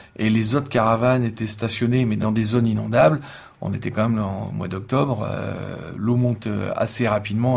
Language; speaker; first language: French; native; French